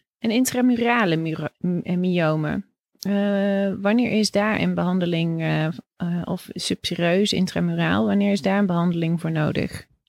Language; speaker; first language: Dutch; native; Dutch